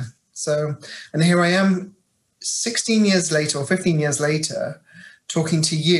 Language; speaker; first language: English; native; English